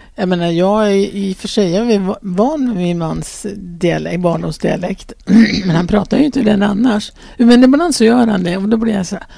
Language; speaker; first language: Swedish; native; Swedish